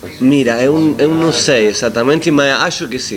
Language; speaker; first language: Portuguese; non-native, learner; Spanish